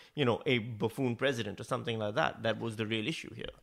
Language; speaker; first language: English; non-native, local second language; Urdu